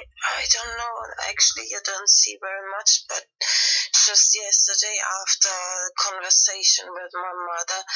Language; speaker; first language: English; non-native, fluent; German